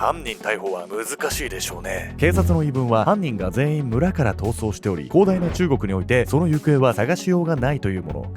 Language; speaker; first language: Japanese; native; Japanese